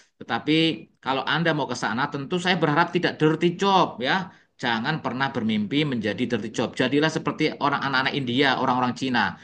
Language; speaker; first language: Indonesian; native; Indonesian